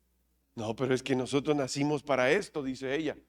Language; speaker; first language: Spanish; native; Spanish